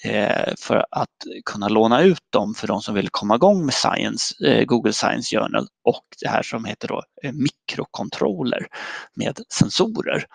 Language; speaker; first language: Swedish; native; Swedish